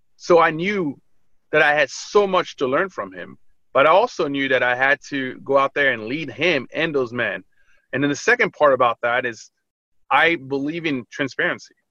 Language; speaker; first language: English; early bilingual, other home language; French